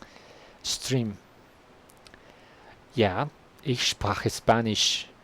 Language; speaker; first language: German; non-native, learner; Spanish